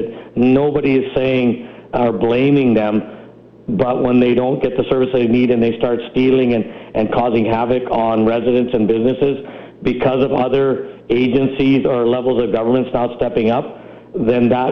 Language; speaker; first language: English; native; English